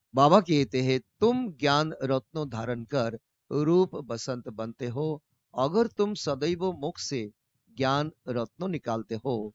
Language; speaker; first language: Hindi; non-native, local second language; Bangla